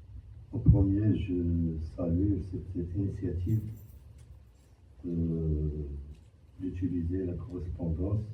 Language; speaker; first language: French; non-native, local second language; Arabic